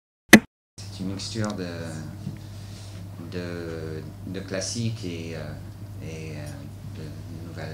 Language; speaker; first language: French; non-native, fluent; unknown